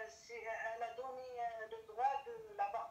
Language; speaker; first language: French; non-native, learner; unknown